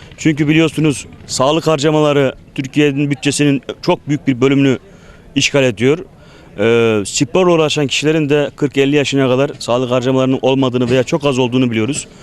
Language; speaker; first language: Turkish; native; Turkish